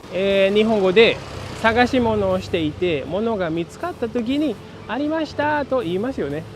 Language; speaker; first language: Japanese; non-native, fluent; Indonesian